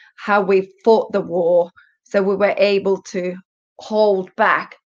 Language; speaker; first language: English; non-native, fluent; Finnish